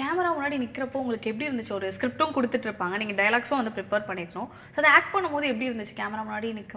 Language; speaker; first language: Tamil; native; Tamil